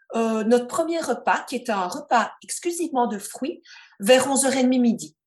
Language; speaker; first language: French; native; French